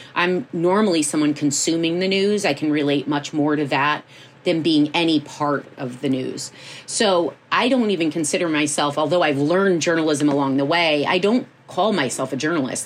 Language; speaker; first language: English; native; English